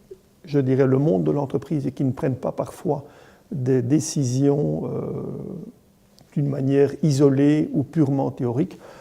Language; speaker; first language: French; native; French